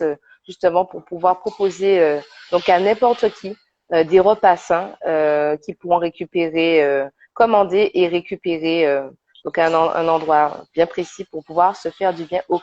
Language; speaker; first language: French; native; French